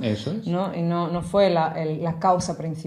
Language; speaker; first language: Spanish; native; Spanish